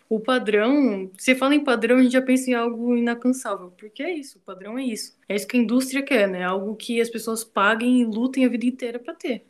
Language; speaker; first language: Portuguese; native; Portuguese